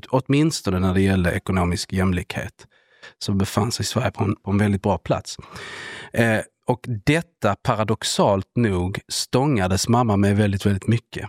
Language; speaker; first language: Swedish; native; Swedish